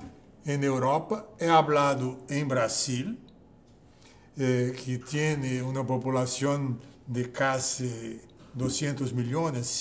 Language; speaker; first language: Spanish; non-native, fluent; Portuguese